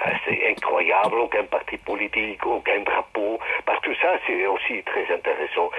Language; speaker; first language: French; non-native, fluent; Spanish